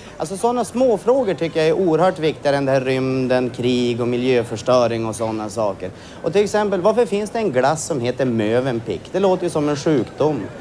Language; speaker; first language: Swedish; native; Swedish